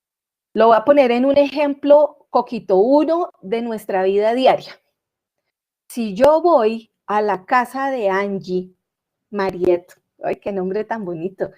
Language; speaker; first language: Spanish; native; Spanish